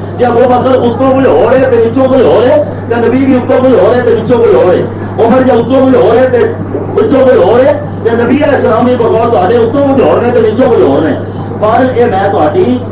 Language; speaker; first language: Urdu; non-native, local second language; Punjabi